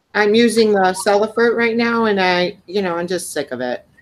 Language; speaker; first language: English; native; English